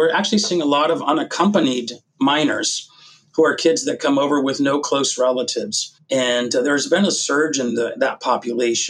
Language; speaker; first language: English; native; English